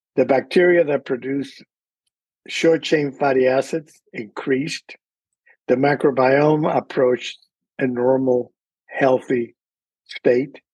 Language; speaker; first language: English; early bilingual, other home language; Spanish